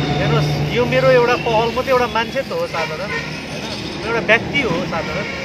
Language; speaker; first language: Nepali; native; Nepali